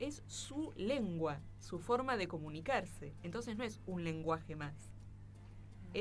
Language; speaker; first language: Spanish; native; Spanish